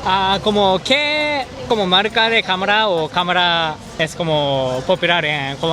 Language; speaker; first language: Spanish; non-native, learner; Japanese